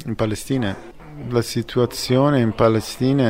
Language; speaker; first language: Italian; non-native, fluent; Persian